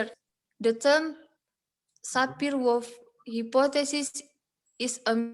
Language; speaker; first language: English; non-native, learner; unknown